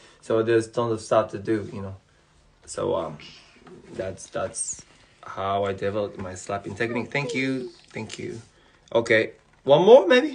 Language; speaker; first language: English; non-native, fluent; Japanese